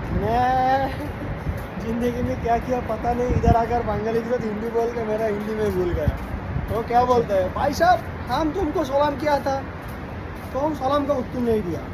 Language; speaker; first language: Hindi; non-native, learner; Bangla